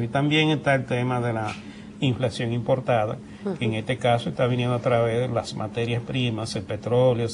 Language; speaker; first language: Spanish; native; Spanish